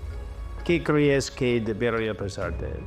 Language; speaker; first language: Spanish; non-native, learner; English